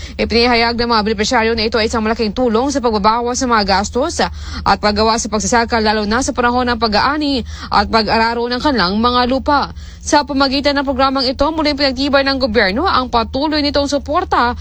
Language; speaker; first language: Filipino; non-native, local second language; Hiligaynon